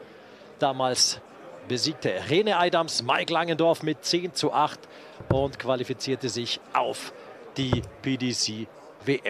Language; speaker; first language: German; native; German